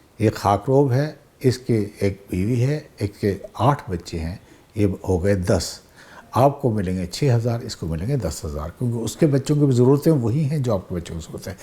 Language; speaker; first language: Urdu; non-native, local second language; Saraiki